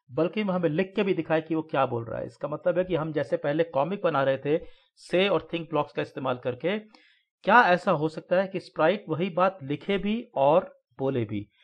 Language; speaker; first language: Hindi; native; Hindi